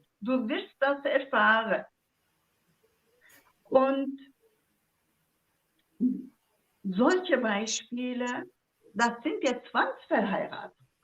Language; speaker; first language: German; non-native, fluent; Zaza